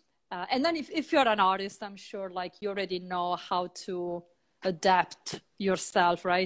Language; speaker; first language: English; non-native, fluent; Italian